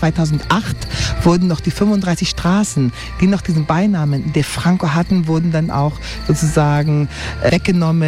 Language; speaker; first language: German; native; German